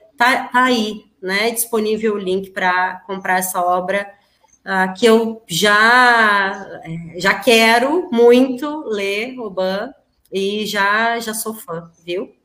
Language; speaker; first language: Portuguese; native; Portuguese